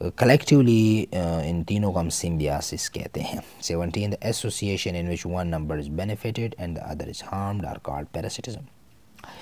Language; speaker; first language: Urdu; non-native, local second language; Pashto